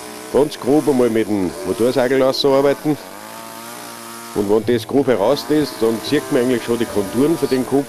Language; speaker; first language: German; native; German